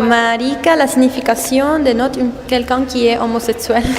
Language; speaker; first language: French; non-native, learner; Spanish